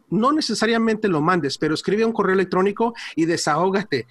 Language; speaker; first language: Spanish; early bilingual, heritage; Spanish